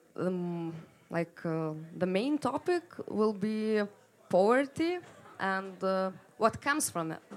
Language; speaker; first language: English; non-native, fluent; Lithuanian